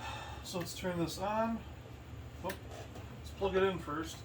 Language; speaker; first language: English; native; English